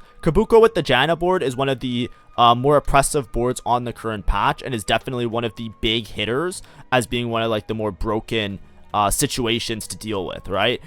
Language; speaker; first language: English; native; English